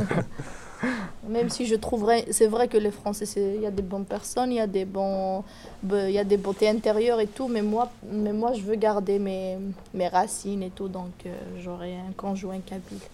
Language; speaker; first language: French; non-native, local second language; Kabyle